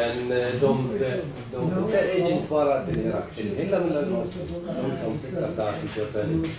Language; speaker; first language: Swedish; non-native, learner; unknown